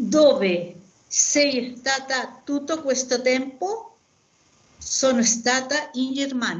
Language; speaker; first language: Italian; non-native, learner; Spanish